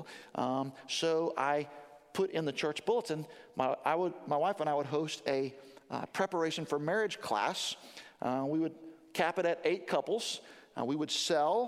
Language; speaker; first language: English; native; English